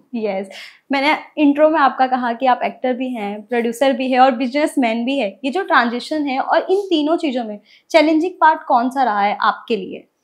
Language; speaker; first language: Hindi; native; Hindi